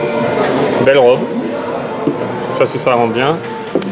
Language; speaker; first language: French; native; French